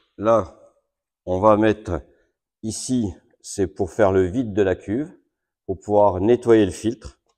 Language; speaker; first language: French; native; French